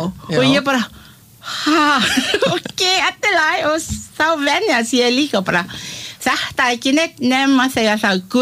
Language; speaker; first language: Icelandic; non-native, learner; Malay